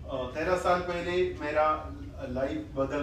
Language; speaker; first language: Hindi; non-native, fluent; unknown